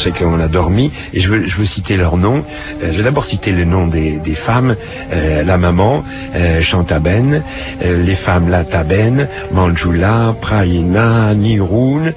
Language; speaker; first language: French; native; French